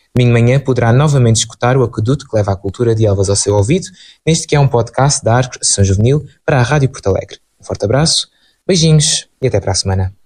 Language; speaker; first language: Portuguese; native; Portuguese